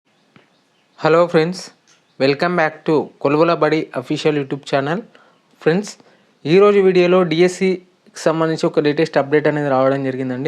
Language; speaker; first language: Telugu; native; Telugu